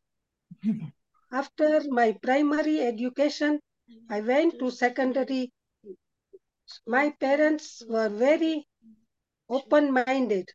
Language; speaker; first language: English; non-native, local second language; Gujarati